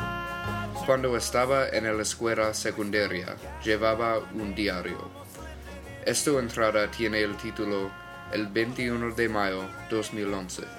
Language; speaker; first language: Spanish; non-native, learner; English